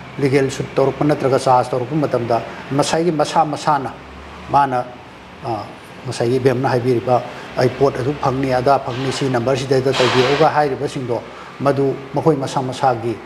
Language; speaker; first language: Manipuri; native; Manipuri